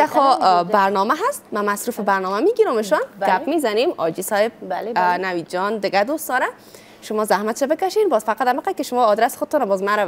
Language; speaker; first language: Persian; native; Persian